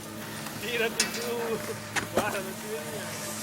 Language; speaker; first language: Italian; native; Italian